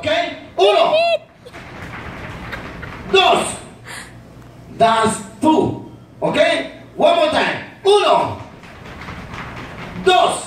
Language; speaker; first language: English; non-native, learner; Spanish